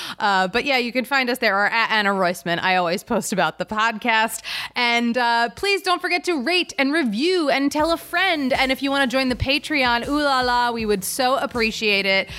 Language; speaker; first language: English; native; English